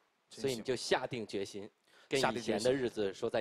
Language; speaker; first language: Chinese; native; Chinese